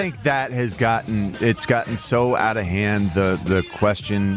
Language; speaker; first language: English; native; English